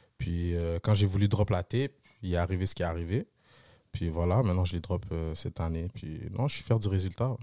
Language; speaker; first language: French; early bilingual, other home language; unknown